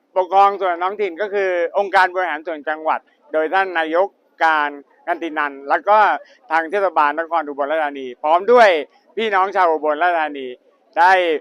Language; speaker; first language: Thai; native; Thai